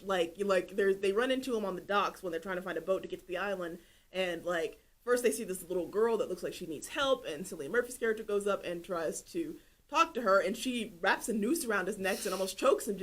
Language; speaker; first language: English; native; English